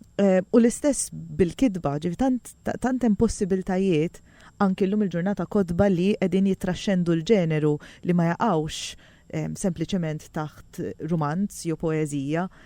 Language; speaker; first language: Maltese; native; Maltese